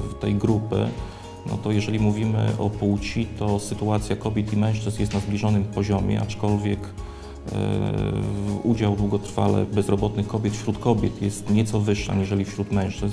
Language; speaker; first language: Polish; native; Polish